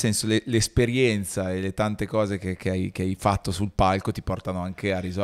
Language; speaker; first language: Italian; native; Italian